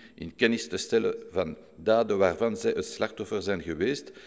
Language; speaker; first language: Dutch; non-native, local second language; French